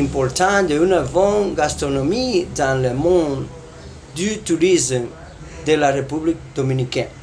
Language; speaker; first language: French; non-native, learner; Spanish